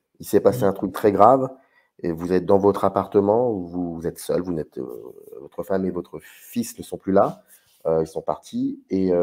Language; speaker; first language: French; native; French